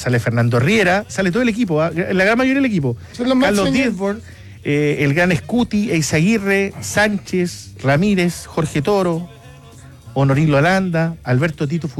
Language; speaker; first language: Spanish; native; Spanish